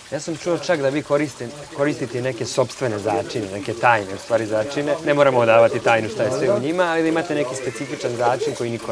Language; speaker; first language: Bosnian; native; Bosnian